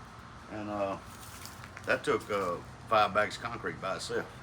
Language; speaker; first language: English; native; English